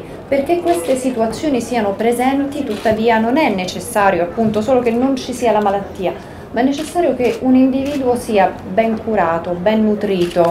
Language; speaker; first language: Italian; native; Italian